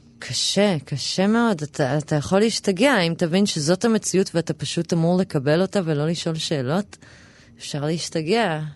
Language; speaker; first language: Hebrew; early bilingual, other home language; English